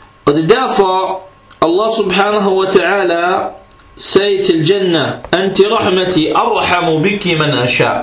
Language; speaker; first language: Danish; early bilingual, other home language; Arabic